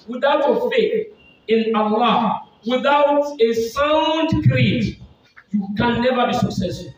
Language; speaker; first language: English; non-native, local second language; Yoruba